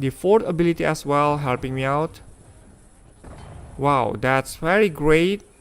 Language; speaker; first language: English; non-native, fluent; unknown